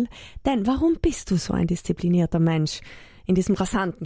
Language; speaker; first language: German; native; German